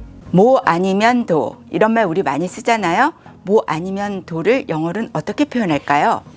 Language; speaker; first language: Korean; native; Korean